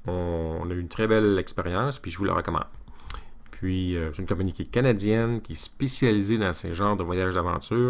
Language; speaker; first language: French; native; French